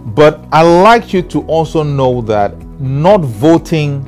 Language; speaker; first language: English; non-native, local second language; Ewe